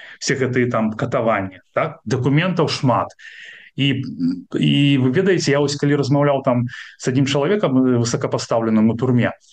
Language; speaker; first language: Belarusian; non-native, local second language; Russian